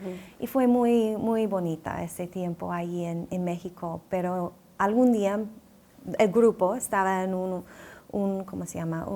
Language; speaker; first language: Spanish; non-native, fluent; English